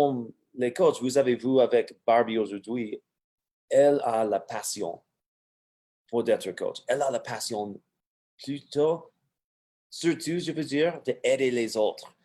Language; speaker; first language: French; non-native, fluent; English